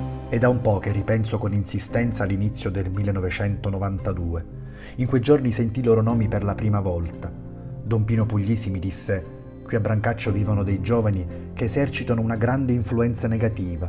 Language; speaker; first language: Italian; native; Italian